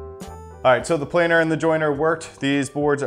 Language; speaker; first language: English; native; English